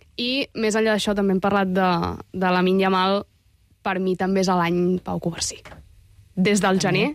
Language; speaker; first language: Catalan; native; Catalan